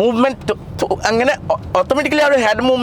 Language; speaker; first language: Malayalam; non-native, local second language; Assamese